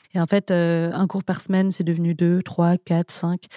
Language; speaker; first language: French; native; French